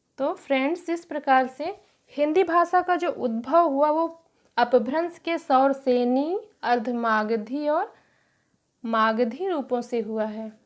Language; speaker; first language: Hindi; native; Hindi